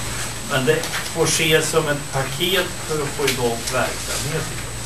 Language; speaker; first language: Swedish; native; Swedish